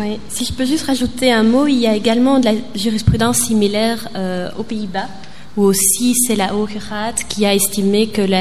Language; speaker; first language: French; native; French